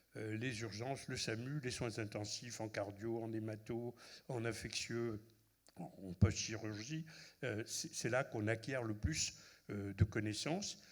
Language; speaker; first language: French; non-native, local second language; Arabic